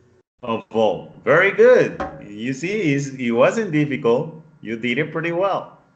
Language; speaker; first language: English; non-native, fluent; Spanish